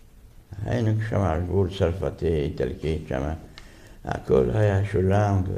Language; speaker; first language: Hebrew; non-native, fluent; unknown